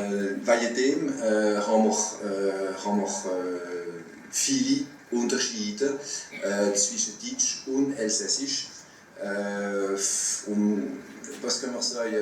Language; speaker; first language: German; non-native, fluent; French